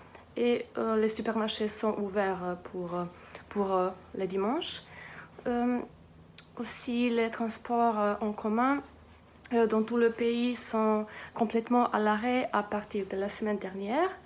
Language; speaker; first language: French; non-native, fluent; Serbian